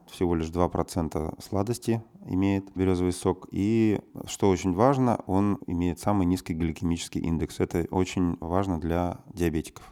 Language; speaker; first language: Russian; native; Russian